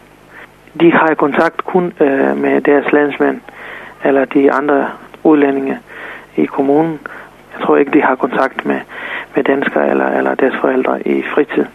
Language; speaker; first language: Danish; non-native, fluent; Serbian